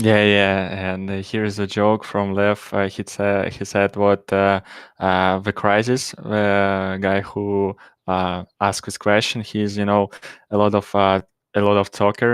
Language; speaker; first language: English; non-native, learner; Russian